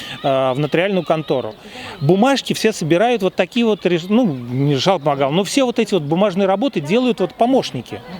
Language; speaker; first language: Russian; native; Russian